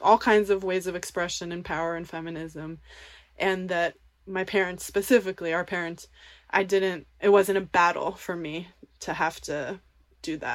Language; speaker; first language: English; native; English